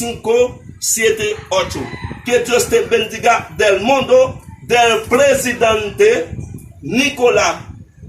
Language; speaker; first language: Spanish; non-native, learner; Haitian Creole